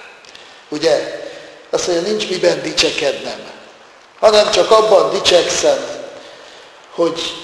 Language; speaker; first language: Hungarian; native; Hungarian